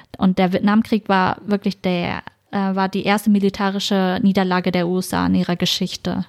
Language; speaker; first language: German; native; German